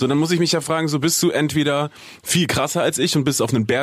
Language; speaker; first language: German; native; German